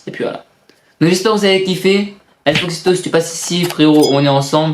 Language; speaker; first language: French; native; French